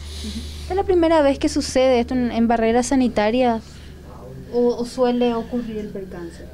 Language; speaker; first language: Spanish; native; Spanish